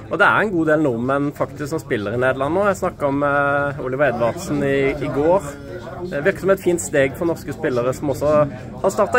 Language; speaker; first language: Norwegian; native; Norwegian